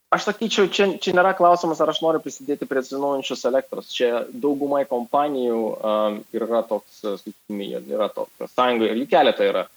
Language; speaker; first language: Lithuanian; non-native, local second language; Russian